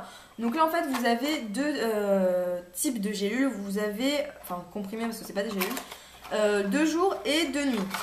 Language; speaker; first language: French; native; French